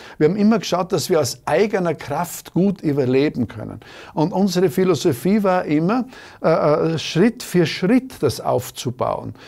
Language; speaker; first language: German; native; German